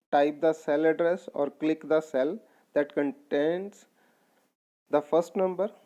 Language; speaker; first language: English; non-native, local second language; Punjabi